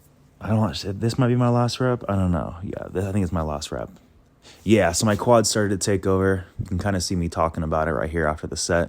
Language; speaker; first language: English; native; English